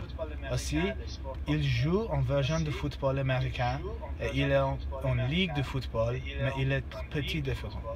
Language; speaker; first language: French; non-native, learner; English